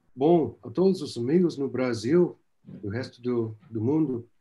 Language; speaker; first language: Portuguese; non-native, fluent; English